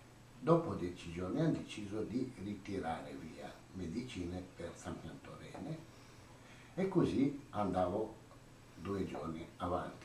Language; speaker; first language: Italian; non-native, learner; Croatian